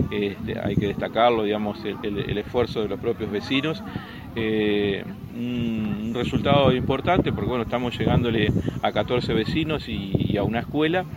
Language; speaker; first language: Spanish; native; Spanish